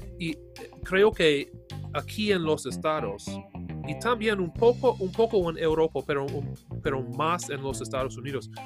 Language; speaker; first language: Spanish; non-native, learner; English